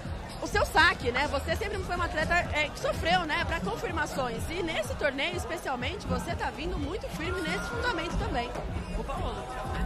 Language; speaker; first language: Portuguese; native; Portuguese